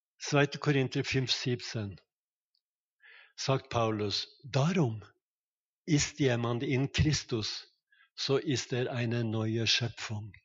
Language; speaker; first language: German; non-native, fluent; Norwegian